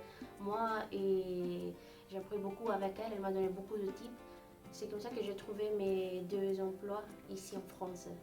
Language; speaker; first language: French; non-native, fluent; Spanish